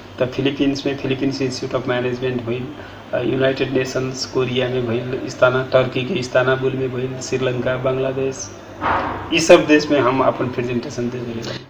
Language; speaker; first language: Bhojpuri; non-native, local second language; Nepali